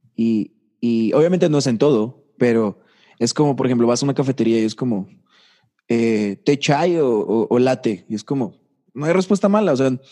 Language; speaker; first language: Spanish; native; Spanish